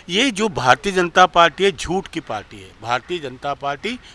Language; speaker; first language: Hindi; native; Hindi